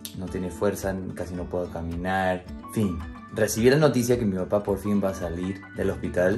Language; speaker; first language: Spanish; non-native, fluent; English